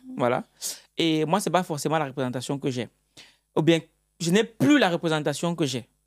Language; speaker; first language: French; native; French